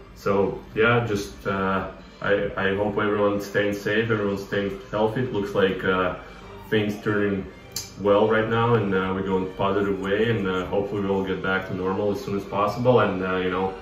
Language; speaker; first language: English; non-native, fluent; Russian